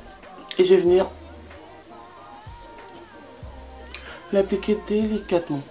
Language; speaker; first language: French; native; French